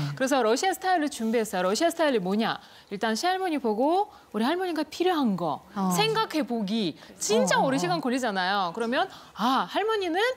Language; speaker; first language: Korean; non-native, fluent; Russian